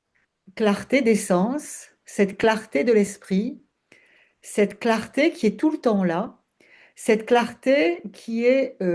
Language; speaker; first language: French; native; French